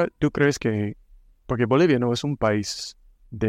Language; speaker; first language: Spanish; non-native, fluent; English